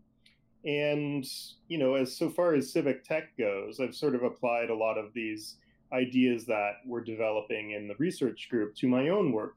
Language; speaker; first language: English; native; English